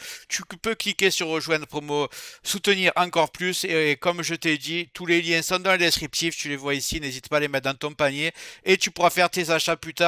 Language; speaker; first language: French; native; French